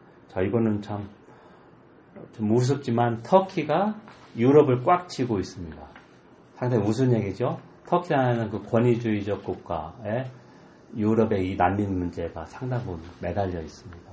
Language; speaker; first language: Korean; native; Korean